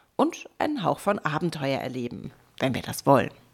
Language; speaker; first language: German; native; German